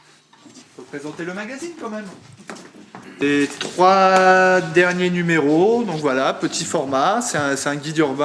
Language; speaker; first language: French; native; French